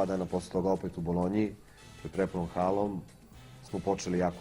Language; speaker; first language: Bosnian; native; Bosnian